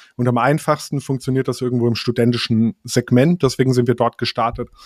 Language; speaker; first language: German; native; German